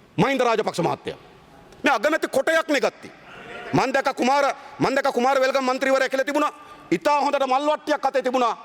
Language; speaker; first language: Sinhala; native; Sinhala